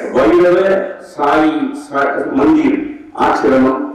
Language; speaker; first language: English; non-native, local second language; Tamil